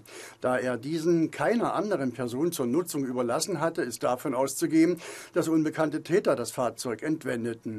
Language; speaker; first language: German; native; German